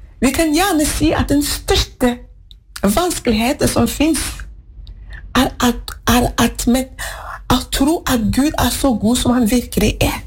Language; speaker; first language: Norwegian; non-native, fluent; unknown